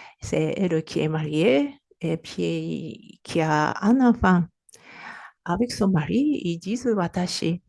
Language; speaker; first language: French; non-native, fluent; Japanese